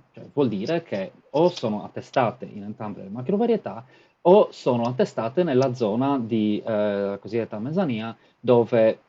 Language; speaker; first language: Italian; native; Italian